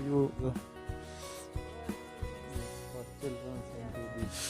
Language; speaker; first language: English; non-native, local second language; Hindi